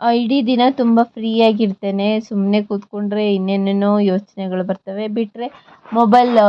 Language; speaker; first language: Kannada; non-native, local second language; Tulu